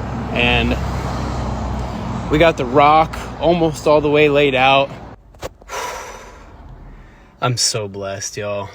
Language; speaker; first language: English; native; English